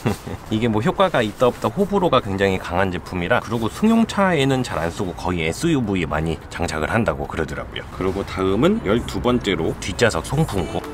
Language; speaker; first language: Korean; native; Korean